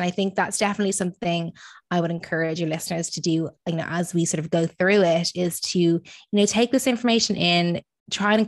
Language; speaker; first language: English; native; English